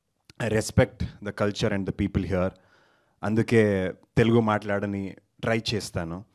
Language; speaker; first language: Telugu; non-native, learner; Kannada